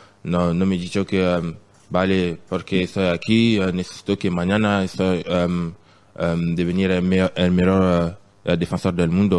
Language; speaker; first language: Spanish; non-native, learner; French